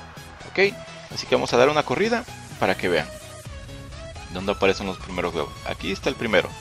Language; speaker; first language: Spanish; native; Spanish